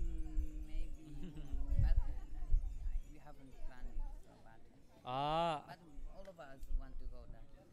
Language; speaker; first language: English; non-native, learner; Japanese